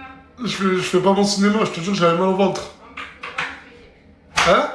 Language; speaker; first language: French; native; French